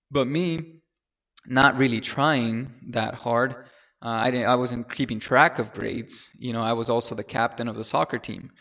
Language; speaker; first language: English; early bilingual, other home language; Spanish